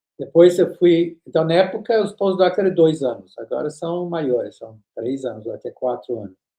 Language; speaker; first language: Portuguese; non-native, fluent; English